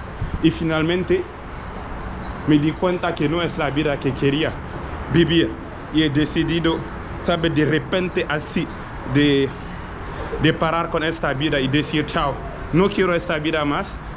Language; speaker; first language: Spanish; non-native, learner; French